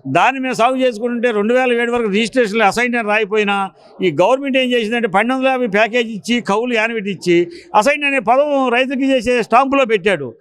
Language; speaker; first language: Telugu; native; Telugu